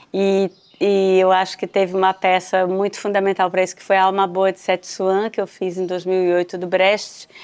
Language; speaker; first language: Portuguese; native; Portuguese